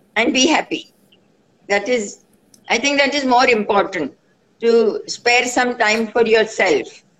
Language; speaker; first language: English; non-native, local second language; Marathi